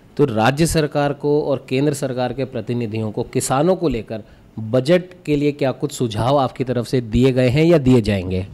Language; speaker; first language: Hindi; native; Hindi